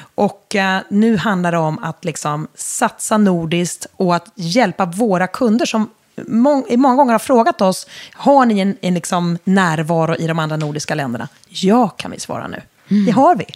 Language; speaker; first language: Swedish; native; Swedish